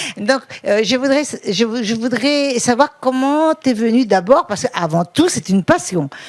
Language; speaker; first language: French; native; French